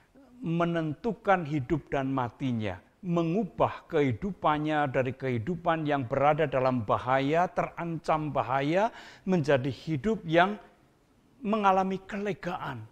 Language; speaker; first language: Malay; non-native, local second language; Indonesian